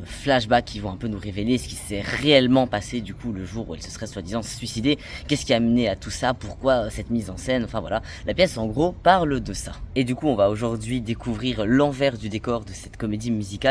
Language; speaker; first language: French; native; French